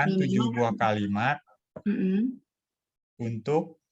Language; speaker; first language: Indonesian; native; Indonesian